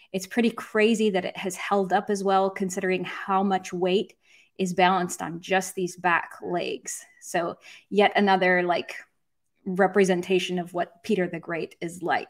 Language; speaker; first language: English; native; English